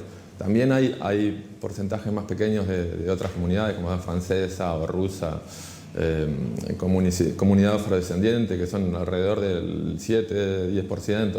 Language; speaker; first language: Spanish; native; Spanish